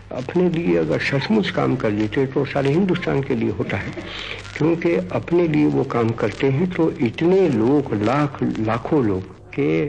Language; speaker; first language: Hindi; non-native, local second language; Gujarati